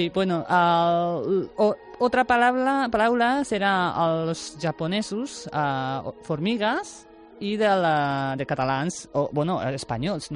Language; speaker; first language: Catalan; non-native, learner; Japanese